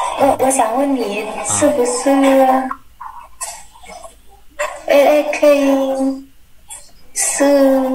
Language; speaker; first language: Chinese; non-native, learner; Vietnamese